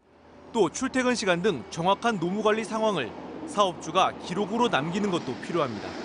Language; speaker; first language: Korean; native; Korean